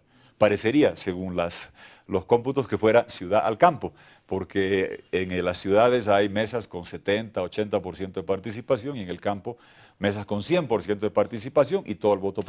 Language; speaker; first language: Spanish; native; Spanish